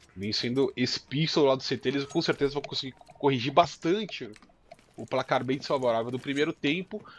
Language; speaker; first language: Portuguese; native; Portuguese